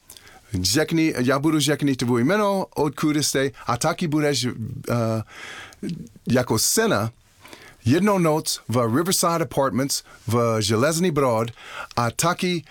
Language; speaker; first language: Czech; non-native, learner; English